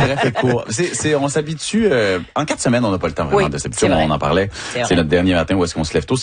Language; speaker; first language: French; native; French